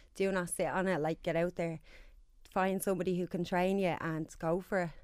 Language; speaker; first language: English; native; English